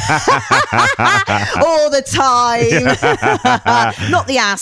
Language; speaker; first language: English; native; English